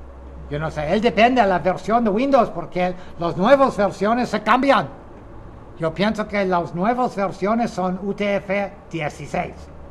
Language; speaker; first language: Spanish; non-native, fluent; English